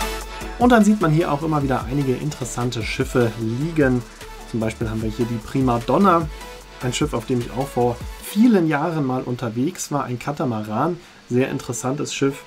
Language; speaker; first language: German; native; German